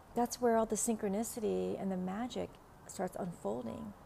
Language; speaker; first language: English; non-native, fluent; Vietnamese